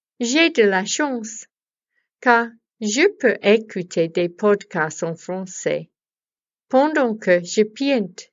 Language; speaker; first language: French; non-native, learner; English